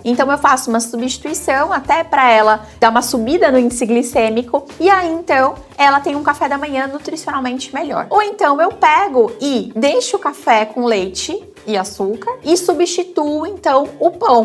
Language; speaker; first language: Portuguese; native; Portuguese